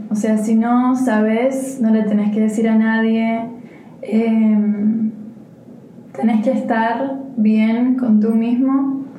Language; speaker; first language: Spanish; early bilingual, heritage; Spanish